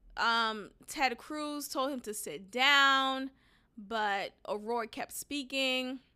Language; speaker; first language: English; native; English